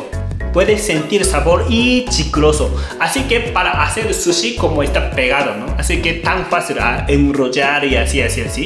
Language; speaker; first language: Spanish; non-native, learner; Japanese